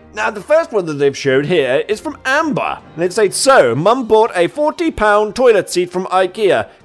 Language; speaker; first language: English; native; English